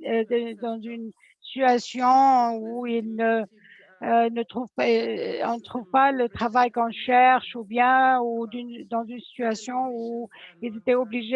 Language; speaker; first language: French; non-native, fluent; English